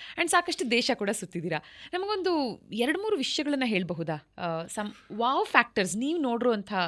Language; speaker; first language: Kannada; native; Kannada